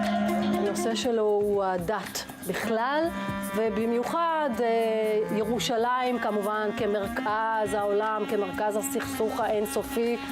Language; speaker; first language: Hebrew; early bilingual, other home language; English